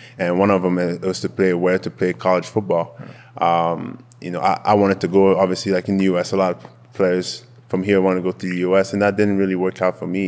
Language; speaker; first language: English; non-native, fluent; French